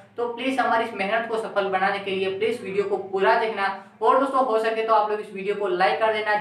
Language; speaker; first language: Hindi; native; Hindi